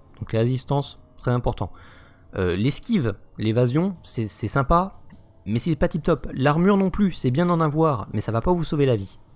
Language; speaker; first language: French; native; French